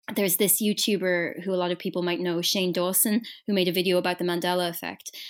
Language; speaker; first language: English; native; English